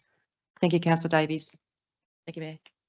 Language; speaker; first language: English; native; English